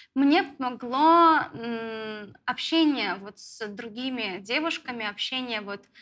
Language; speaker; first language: Russian; native; Russian